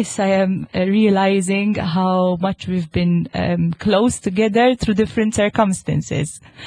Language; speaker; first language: English; non-native, local second language; Maltese